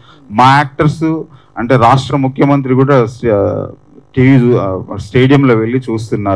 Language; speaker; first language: Telugu; native; Telugu